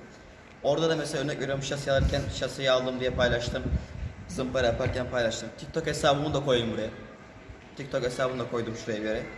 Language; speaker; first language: Turkish; native; Turkish